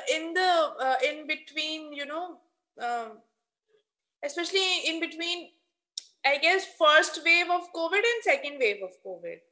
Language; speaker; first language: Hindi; native; Hindi